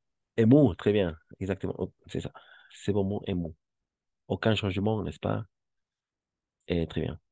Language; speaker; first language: French; non-native, fluent; Spanish